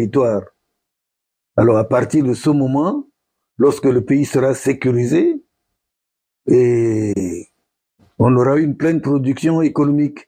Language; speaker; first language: French; non-native, local second language; Sango